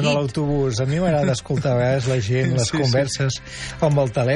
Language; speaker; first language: Catalan; native; Catalan